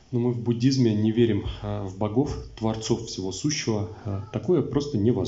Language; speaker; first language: Russian; native; Russian